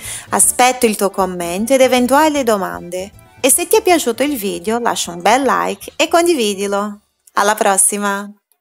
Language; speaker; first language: Italian; non-native, fluent; Portuguese